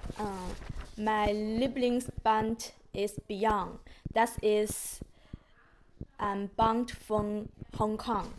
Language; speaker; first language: German; non-native, learner; Chinese